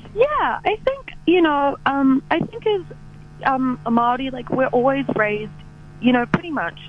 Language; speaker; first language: English; native; English